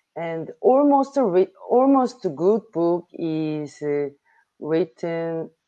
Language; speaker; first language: English; non-native, learner; Korean